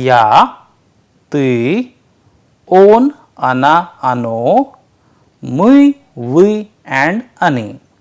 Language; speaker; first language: Russian; non-native, fluent; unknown